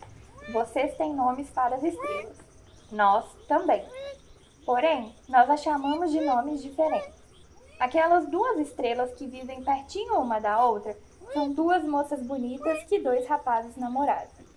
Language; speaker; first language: Portuguese; native; Portuguese